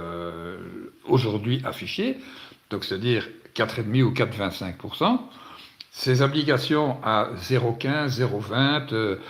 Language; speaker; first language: French; native; French